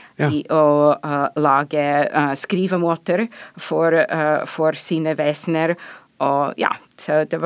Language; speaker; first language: Norwegian; non-native, fluent; English